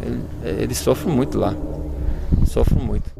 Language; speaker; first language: Portuguese; non-native, learner; English